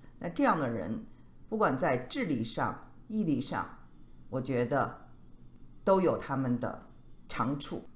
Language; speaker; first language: Chinese; native; Chinese